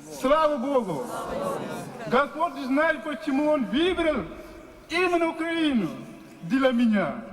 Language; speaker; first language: Russian; non-native, fluent; Portuguese